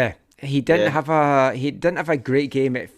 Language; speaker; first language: English; native; English